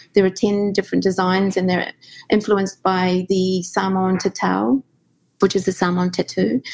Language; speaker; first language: English; native; English